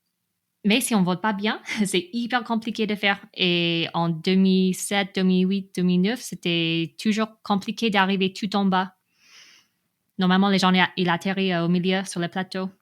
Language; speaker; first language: French; non-native, fluent; English